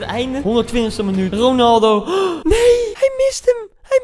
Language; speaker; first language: Dutch; native; Dutch